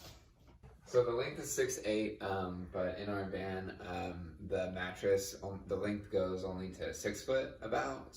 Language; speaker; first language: English; native; English